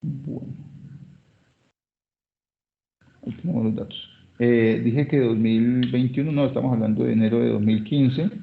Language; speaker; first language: Spanish; native; Spanish